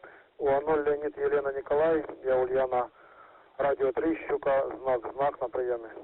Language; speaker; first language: Russian; native; Russian